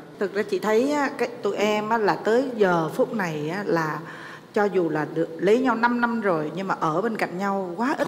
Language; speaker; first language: Vietnamese; native; Vietnamese